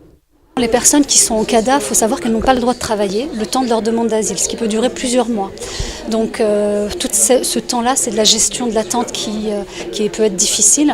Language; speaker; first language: French; native; French